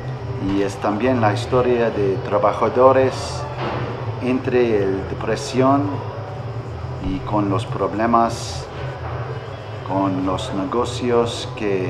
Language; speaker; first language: Spanish; non-native, learner; English